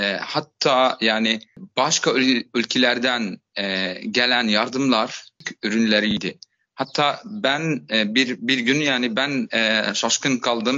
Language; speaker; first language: Turkish; non-native, fluent; Arabic